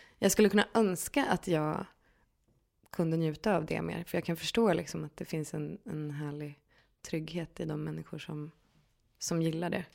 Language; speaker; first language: Swedish; native; Swedish